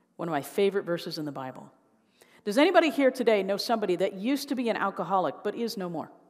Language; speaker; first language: English; native; English